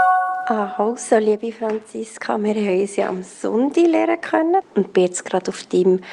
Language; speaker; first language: German; native; German